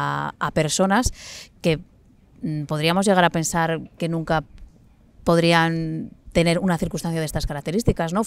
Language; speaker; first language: Spanish; native; Spanish